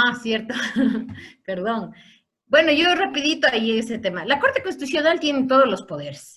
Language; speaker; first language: Spanish; native; Spanish